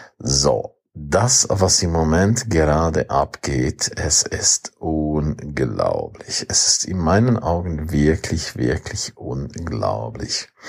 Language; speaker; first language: German; non-native, local second language; Romansh